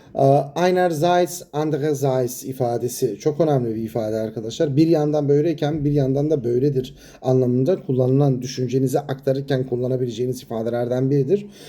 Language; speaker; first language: Turkish; native; Turkish